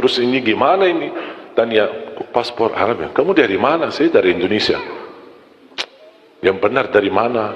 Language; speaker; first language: Indonesian; non-native, fluent; Arabic